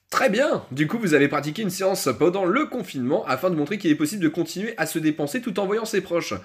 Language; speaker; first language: French; native; French